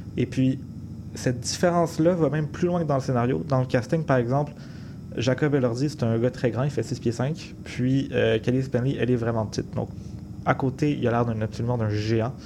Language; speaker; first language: French; native; French